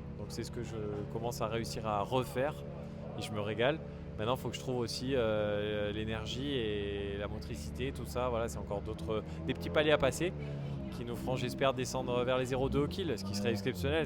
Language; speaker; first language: French; native; French